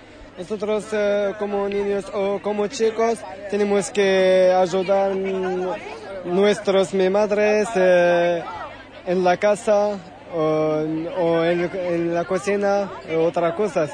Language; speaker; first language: Spanish; non-native, learner; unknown